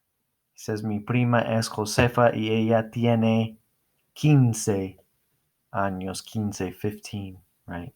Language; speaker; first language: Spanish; non-native, fluent; English